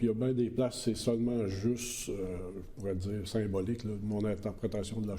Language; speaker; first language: French; native; French